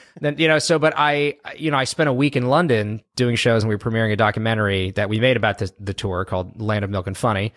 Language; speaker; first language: English; native; English